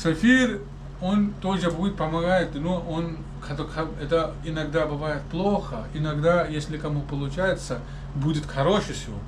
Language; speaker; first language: Russian; non-native, learner; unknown